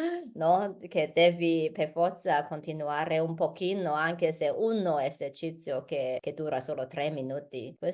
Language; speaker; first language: Italian; non-native, learner; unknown